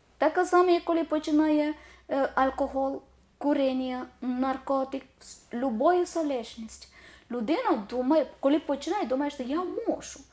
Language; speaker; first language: Ukrainian; non-native, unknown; Malayalam